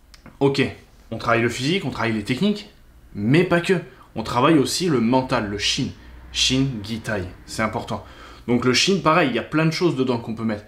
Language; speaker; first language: French; native; French